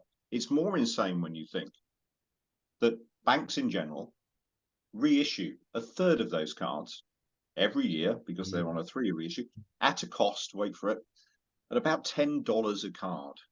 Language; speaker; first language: English; native; English